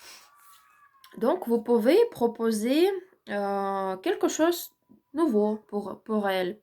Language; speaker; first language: French; non-native, learner; Ukrainian